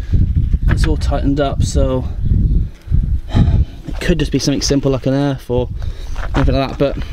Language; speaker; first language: English; native; English